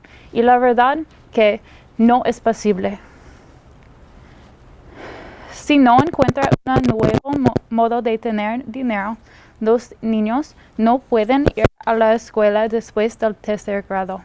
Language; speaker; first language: Spanish; non-native, learner; English